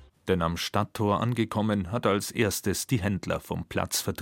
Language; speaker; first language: German; native; German